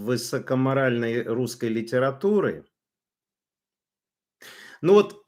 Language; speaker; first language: Russian; native; Russian